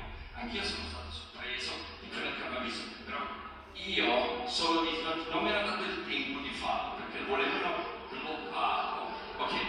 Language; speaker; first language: Italian; non-native, fluent; German